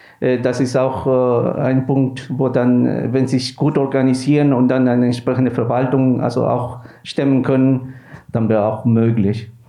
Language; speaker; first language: German; non-native, fluent; Spanish